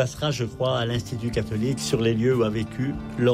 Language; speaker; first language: French; native; French